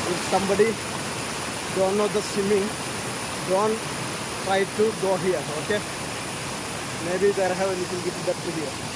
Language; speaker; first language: English; non-native, local second language; Malayalam